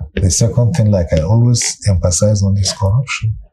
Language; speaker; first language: English; non-native, local second language; Hausa